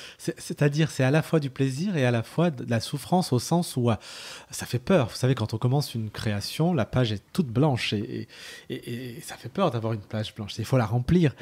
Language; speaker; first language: French; early bilingual, other home language; Arabic